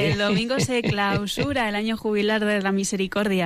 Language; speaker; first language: Spanish; native; Spanish